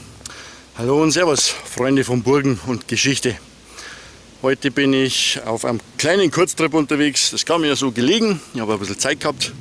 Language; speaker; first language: German; native; German